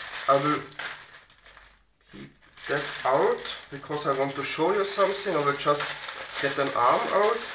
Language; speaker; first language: English; non-native, fluent; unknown